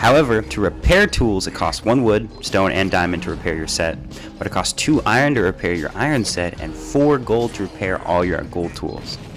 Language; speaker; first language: English; native; English